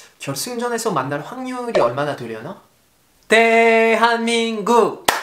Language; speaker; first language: Korean; non-native, fluent; French